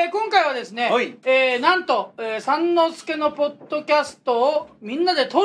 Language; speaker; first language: Japanese; native; Japanese